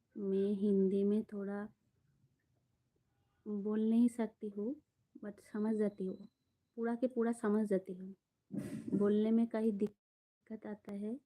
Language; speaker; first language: Hindi; non-native, local second language; Bangla